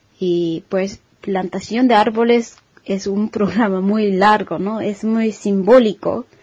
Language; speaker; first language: Spanish; non-native, fluent; Japanese